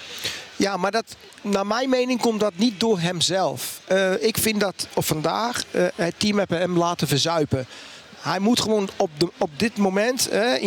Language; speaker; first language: Dutch; native; Dutch